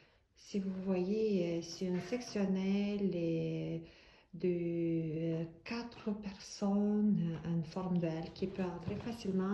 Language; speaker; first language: French; non-native, fluent; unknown